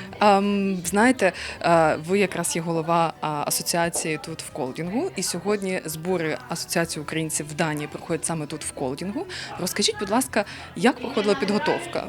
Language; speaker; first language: Ukrainian; native; Ukrainian